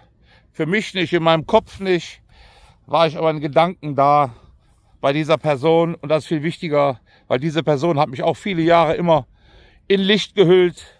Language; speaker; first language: German; native; German